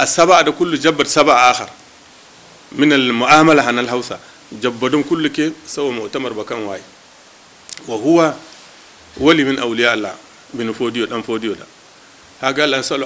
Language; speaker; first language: Arabic; non-native, local second language; Hausa